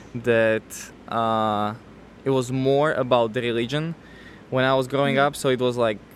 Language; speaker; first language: English; non-native, fluent; Slovak